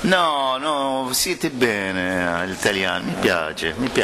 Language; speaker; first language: Italian; non-native, learner; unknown